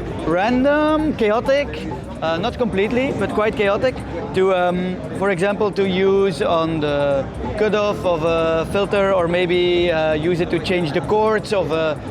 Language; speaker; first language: English; non-native, fluent; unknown